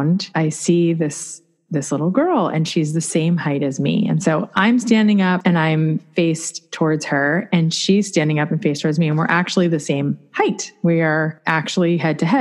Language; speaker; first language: English; native; English